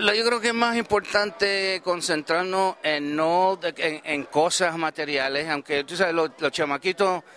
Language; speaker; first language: Spanish; early bilingual, heritage; Spanish